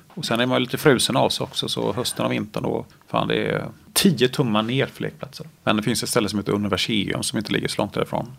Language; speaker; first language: Swedish; native; Swedish